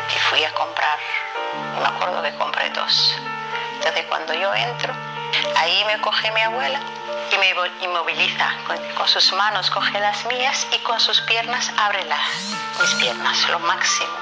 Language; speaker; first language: Spanish; non-native, fluent; Somali